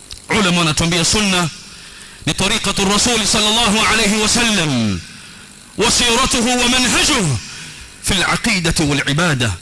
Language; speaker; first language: Arabic; non-native, local second language; Swahili